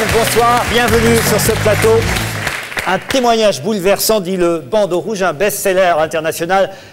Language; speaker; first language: French; native; French